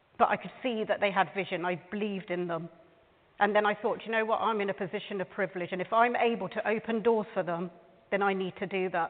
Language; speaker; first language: English; native; English